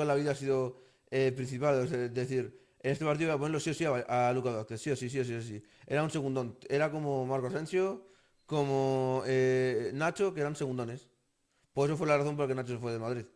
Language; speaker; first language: Spanish; native; Spanish